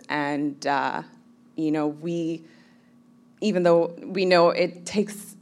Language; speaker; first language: English; non-native, local second language; Somali